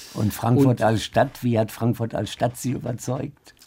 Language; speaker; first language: German; native; German